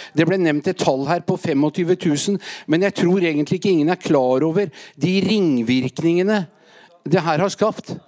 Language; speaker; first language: Norwegian; native; Norwegian